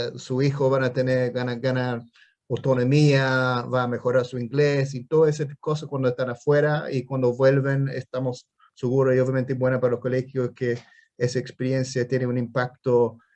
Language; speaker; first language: Spanish; non-native, fluent; English